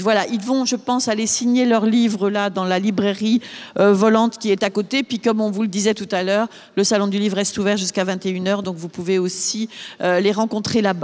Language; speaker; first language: French; native; French